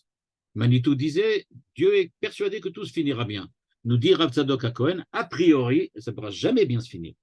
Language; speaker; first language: French; native; French